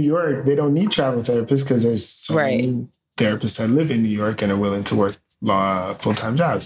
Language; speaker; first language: English; native; English